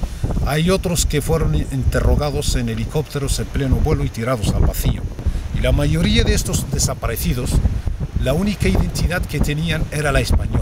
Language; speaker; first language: Spanish; non-native, local second language; Arabic